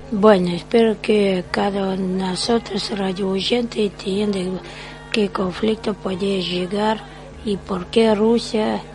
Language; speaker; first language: Spanish; non-native, learner; Russian